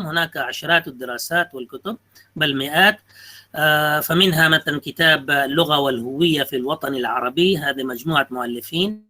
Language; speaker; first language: Arabic; non-native, fluent; Urdu